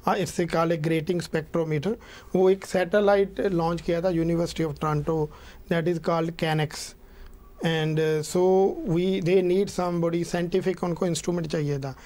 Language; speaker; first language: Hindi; non-native, local second language; Punjabi